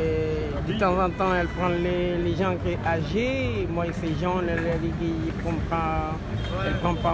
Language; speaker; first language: French; non-native, learner; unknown